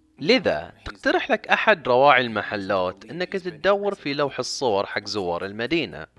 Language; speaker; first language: Arabic; native; Arabic